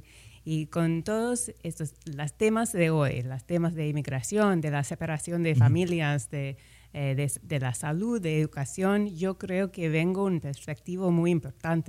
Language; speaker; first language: Spanish; non-native, fluent; English